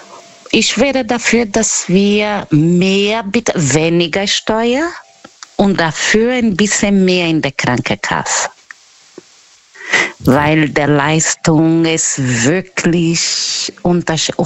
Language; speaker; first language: German; non-native, fluent; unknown